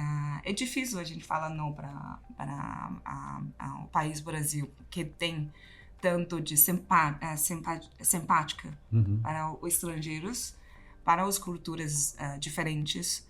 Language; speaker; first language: Portuguese; non-native, fluent; Chinese